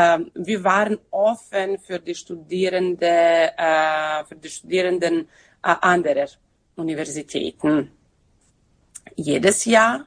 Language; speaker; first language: German; non-native, fluent; Serbian